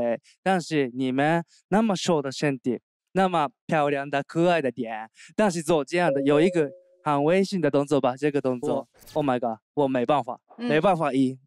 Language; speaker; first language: Chinese; non-native, learner; Japanese